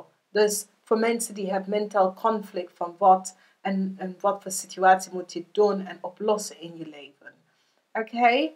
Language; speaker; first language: Dutch; non-native, learner; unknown